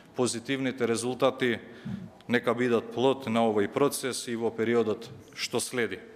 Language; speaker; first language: Macedonian; non-native, local second language; Albanian